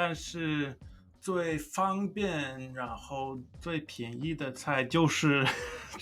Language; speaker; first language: Chinese; non-native, fluent; English